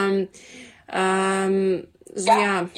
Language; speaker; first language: German; non-native, learner; Serbian